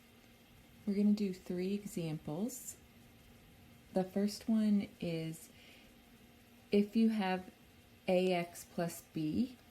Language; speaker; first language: English; native; English